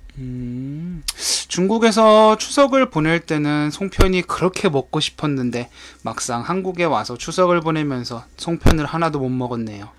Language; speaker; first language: Korean; native; Korean